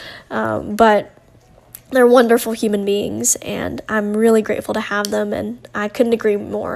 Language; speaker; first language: English; native; English